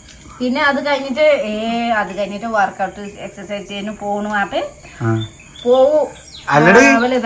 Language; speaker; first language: Malayalam; non-native, fluent; Nepali